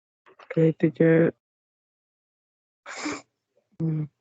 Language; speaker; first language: English; non-native, learner; Spanish